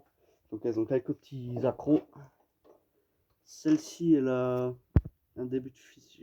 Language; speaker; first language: French; native; French